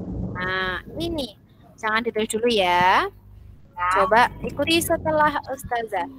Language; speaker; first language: Indonesian; native; Indonesian